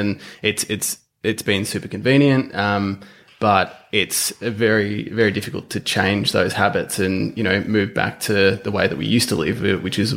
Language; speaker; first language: English; native; English